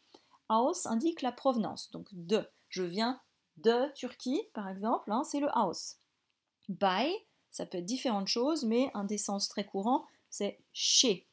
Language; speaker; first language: French; native; French